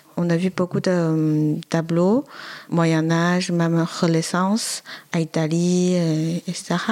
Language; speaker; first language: French; non-native, learner; Chinese